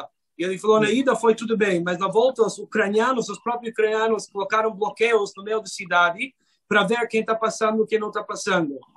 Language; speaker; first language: Portuguese; non-native, fluent; Hebrew